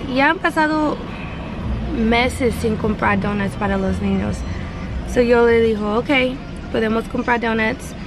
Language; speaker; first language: Spanish; early bilingual, other home language; English